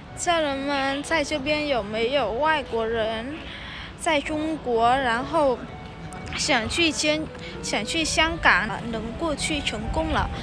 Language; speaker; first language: Chinese; non-native, fluent; Vietnamese